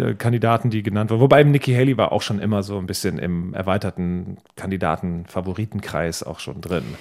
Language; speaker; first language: German; native; German